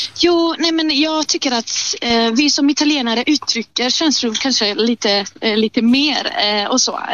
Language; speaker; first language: Swedish; non-native, fluent; Italian